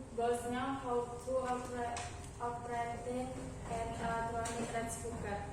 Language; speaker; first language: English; non-native, learner; Indonesian